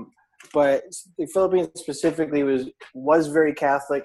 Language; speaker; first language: English; non-native, local second language; Filipino